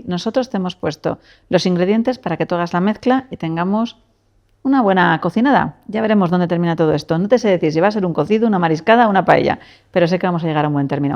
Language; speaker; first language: Spanish; native; Spanish